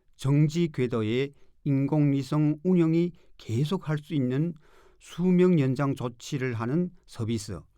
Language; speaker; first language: Korean; native; Korean